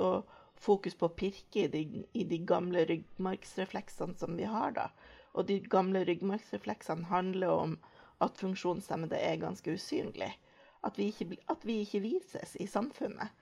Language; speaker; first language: Norwegian; native; Norwegian